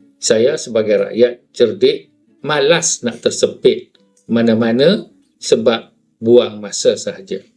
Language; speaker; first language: Malay; native; Malay